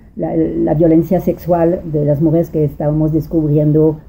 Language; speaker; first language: Spanish; non-native, fluent; French